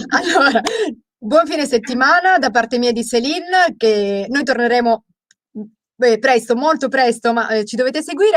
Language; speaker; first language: Italian; native; Italian